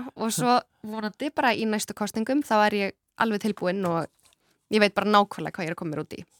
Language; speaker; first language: Icelandic; early bilingual, other home language; Kurdish